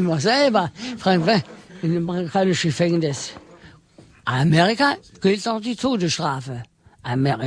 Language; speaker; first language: German; non-native, learner; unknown